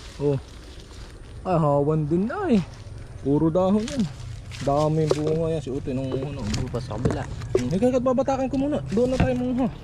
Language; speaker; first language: Filipino; native; Filipino